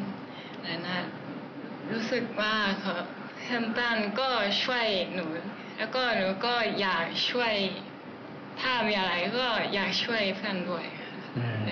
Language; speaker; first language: Thai; non-native, learner; Japanese